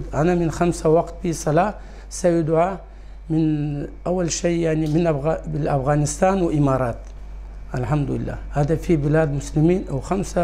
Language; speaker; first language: Arabic; non-native, learner; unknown